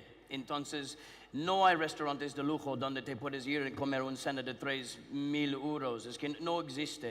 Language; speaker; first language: Spanish; non-native, learner; English